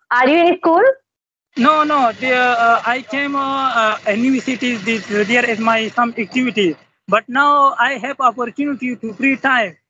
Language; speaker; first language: English; non-native, local second language; Pashto